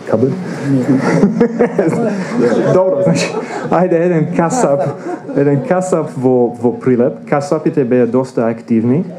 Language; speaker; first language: Macedonian; non-native, fluent; English